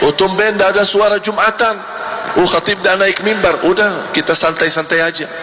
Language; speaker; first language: Malay; non-native, fluent; Arabic